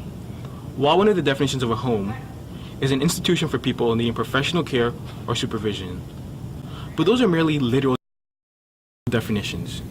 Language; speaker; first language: English; early bilingual, other home language; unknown